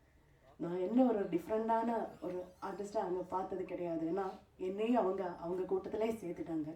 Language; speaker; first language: Tamil; non-native, fluent; Malayalam